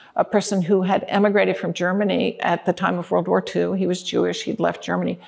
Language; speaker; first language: English; native; English